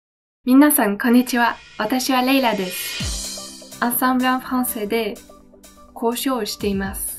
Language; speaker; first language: Japanese; non-native, fluent; French